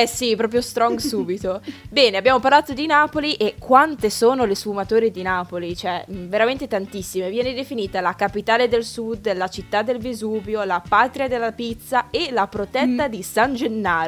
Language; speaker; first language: Italian; native; Italian